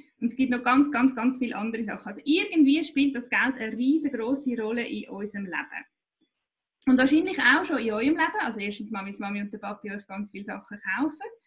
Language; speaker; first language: German; native; German